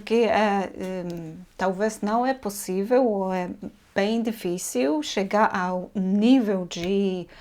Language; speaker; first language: Portuguese; non-native, fluent; Polish